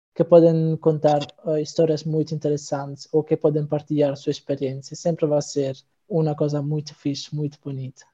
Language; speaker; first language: Portuguese; non-native, fluent; Italian